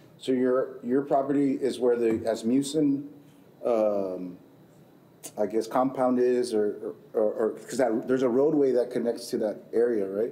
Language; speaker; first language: English; early bilingual, other home language; Spanish